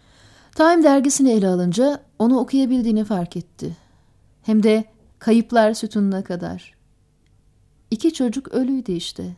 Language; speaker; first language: Turkish; native; Turkish